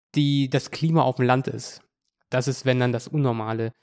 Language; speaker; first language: German; native; German